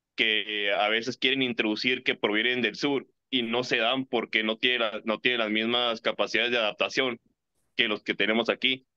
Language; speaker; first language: Spanish; native; Spanish